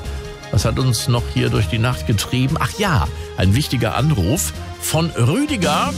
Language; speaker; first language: German; native; German